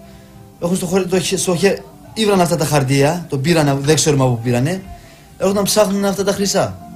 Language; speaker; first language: Greek; early bilingual, heritage; Turkish